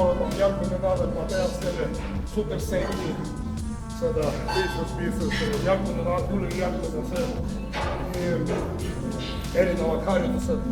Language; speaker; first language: Estonian; non-native, learner; Russian